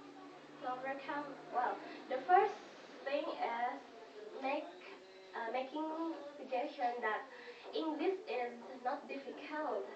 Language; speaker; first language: English; non-native, fluent; Indonesian